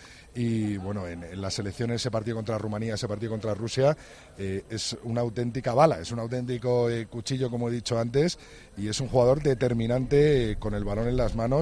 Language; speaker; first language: Spanish; native; Spanish